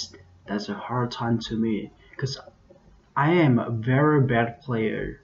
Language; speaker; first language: English; non-native, learner; Chinese